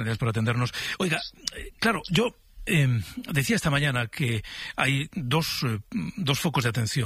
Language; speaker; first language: Spanish; native; Spanish